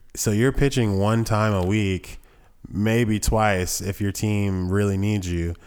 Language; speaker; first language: English; native; English